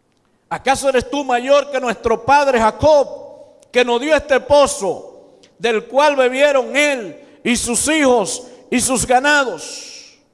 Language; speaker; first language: Spanish; native; Spanish